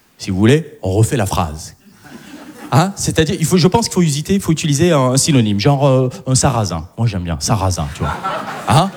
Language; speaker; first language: French; early bilingual, other home language; Arabic